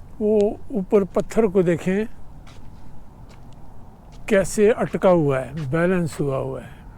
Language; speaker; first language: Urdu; non-native, local second language; Punjabi